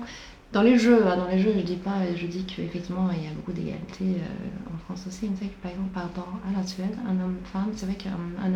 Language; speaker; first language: French; non-native, fluent; Swedish